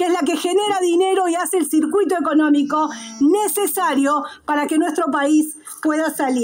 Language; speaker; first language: Spanish; native; Spanish